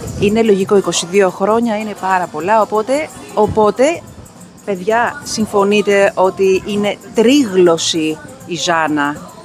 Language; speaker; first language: Greek; native; Greek